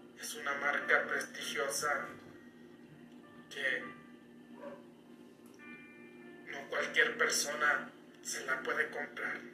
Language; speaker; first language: Spanish; native; Spanish